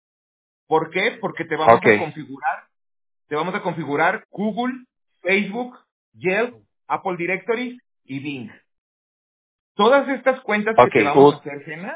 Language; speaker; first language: Spanish; native; Spanish